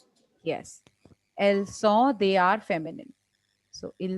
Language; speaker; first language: French; non-native, fluent; Hindi